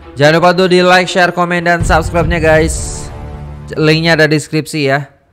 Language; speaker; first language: Indonesian; native; Indonesian